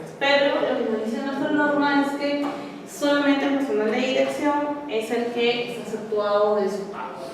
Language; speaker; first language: Spanish; native; Spanish